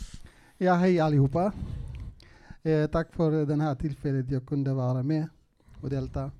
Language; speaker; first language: Swedish; non-native, local second language; Kurdish